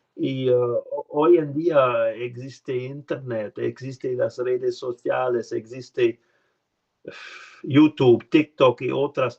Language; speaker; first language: Spanish; non-native, learner; French